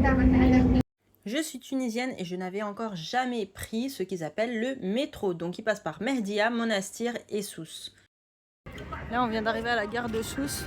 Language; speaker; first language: French; native; French